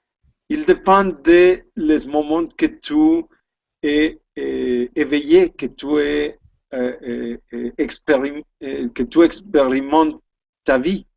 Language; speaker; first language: French; non-native, learner; Spanish